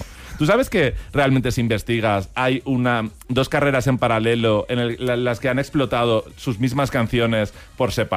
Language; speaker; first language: Spanish; native; Spanish